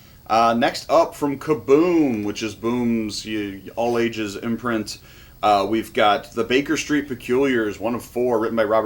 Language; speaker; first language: English; native; English